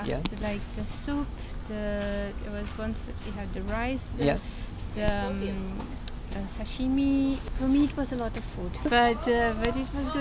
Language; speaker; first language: English; non-native, fluent; Portuguese